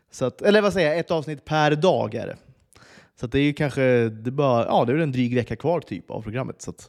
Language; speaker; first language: Swedish; native; Swedish